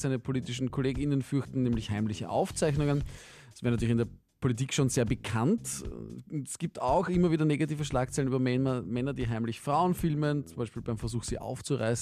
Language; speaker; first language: German; native; German